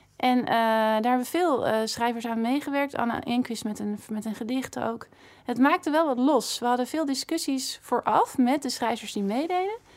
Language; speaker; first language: Dutch; native; Dutch